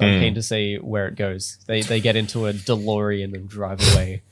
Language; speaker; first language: English; native; English